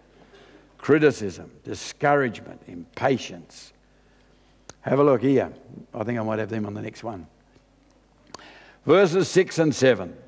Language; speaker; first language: English; native; English